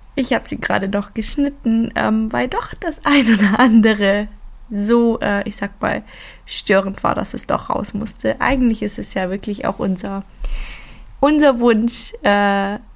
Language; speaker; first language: German; early bilingual, other home language; Filipino